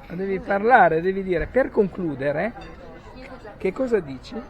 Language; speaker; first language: Italian; native; Italian